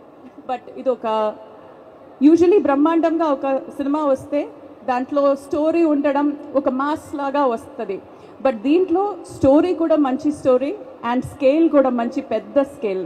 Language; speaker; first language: Telugu; non-native, fluent; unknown